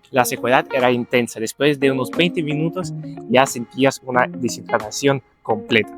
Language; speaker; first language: Spanish; non-native, fluent; Ukrainian